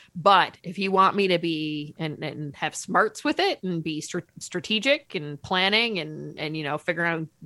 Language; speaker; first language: English; native; English